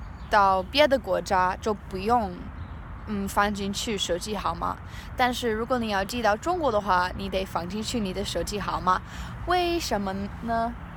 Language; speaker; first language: Chinese; non-native, learner; English